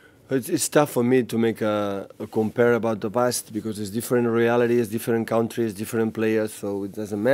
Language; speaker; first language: English; non-native, fluent; Catalan